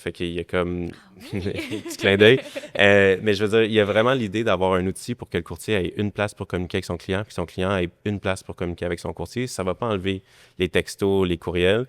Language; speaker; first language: French; native; French